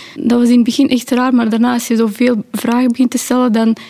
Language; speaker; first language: Dutch; non-native, fluent; Urdu